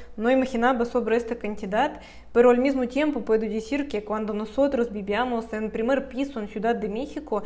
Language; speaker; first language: Spanish; non-native, fluent; Russian